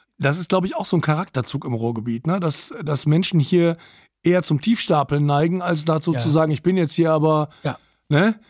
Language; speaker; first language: German; native; German